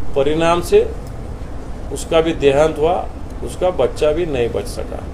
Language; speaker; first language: Hindi; non-native, local second language; Marathi